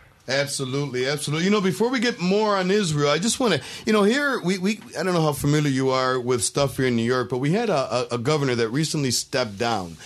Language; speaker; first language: English; early bilingual, other home language; Spanish